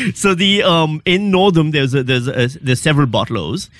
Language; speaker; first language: English; non-native, local second language; Urdu